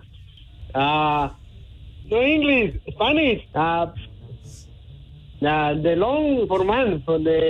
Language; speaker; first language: English; non-native, learner; Spanish